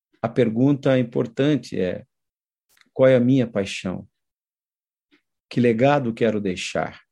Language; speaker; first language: Portuguese; native; Portuguese